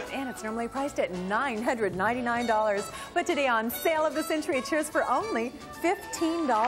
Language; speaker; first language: English; native; English